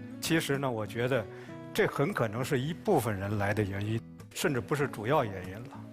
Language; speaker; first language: Chinese; native; Chinese